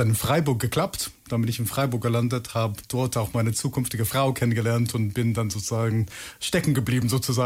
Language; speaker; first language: German; non-native, fluent; English